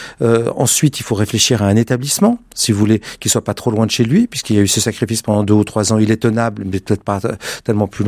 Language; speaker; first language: French; native; French